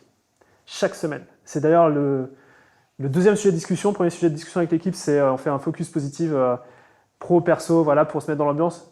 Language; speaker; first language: French; native; French